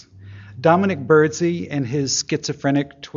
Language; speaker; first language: English; native; English